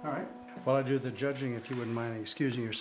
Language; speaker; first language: English; native; English